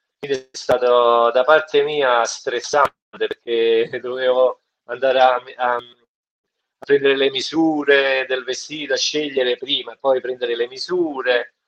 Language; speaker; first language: Italian; native; Italian